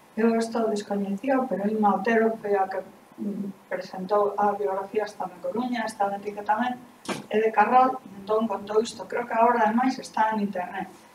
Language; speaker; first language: Galician; non-native, local second language; Spanish